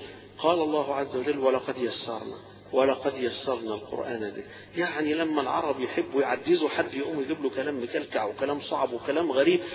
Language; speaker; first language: Arabic; native; Arabic